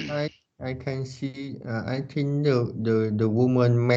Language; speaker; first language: English; non-native, learner; Vietnamese